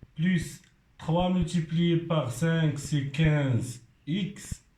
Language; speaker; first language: French; non-native, local second language; Arabic